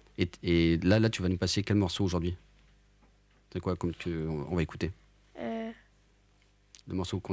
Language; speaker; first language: French; native; French